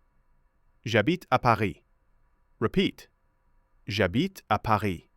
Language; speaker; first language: French; non-native, fluent; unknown